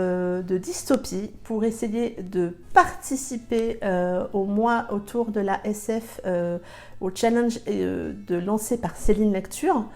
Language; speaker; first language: French; native; French